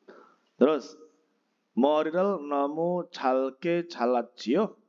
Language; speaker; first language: Korean; non-native, fluent; Indonesian